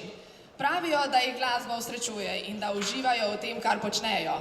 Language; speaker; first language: Slovenian; native; Slovenian